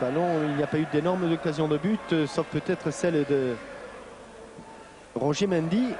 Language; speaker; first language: French; native; French